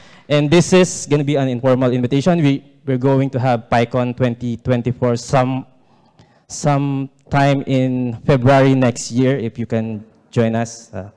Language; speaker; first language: English; non-native, local second language; Filipino